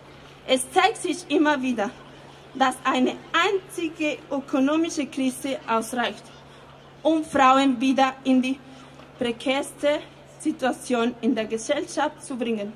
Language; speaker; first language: German; non-native, fluent; Spanish